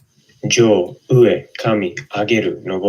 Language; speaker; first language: Japanese; non-native, learner; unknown